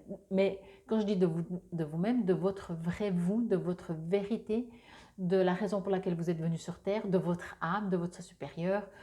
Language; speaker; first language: French; native; French